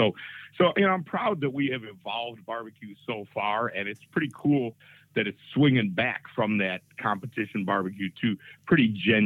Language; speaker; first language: English; native; English